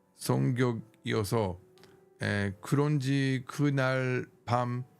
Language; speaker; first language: Korean; non-native, learner; English